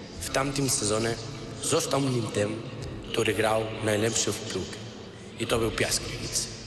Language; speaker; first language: Polish; non-native, fluent; Spanish